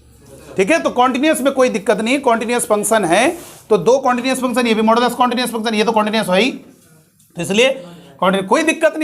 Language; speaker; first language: Hindi; native; Hindi